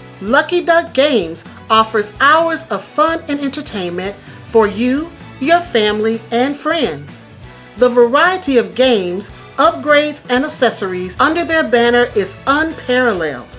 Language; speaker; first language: English; native; English